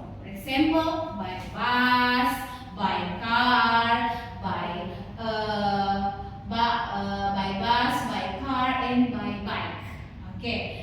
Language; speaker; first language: English; non-native, learner; Indonesian